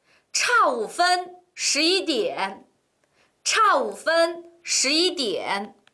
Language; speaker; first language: Chinese; non-native, local second language; Uyghur